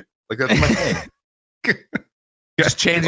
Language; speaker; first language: English; native; English